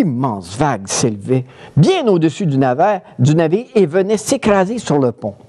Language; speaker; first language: French; native; French